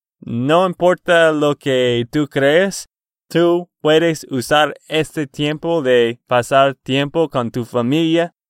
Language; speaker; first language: Spanish; non-native, learner; English